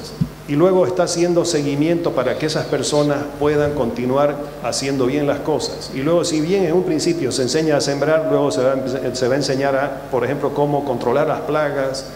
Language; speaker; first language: Spanish; native; Spanish